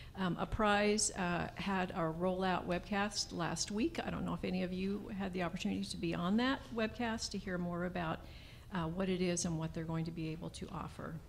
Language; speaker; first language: English; native; English